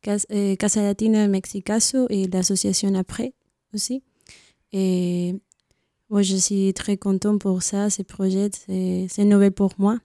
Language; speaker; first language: French; non-native, learner; Spanish